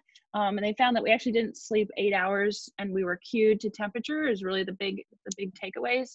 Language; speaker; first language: English; native; English